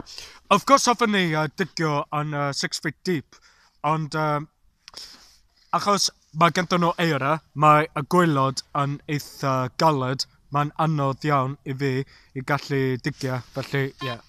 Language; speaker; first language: Welsh; non-native, learner; English